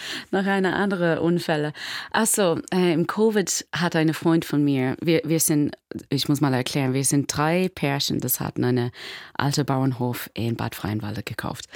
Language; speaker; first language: German; non-native, learner; English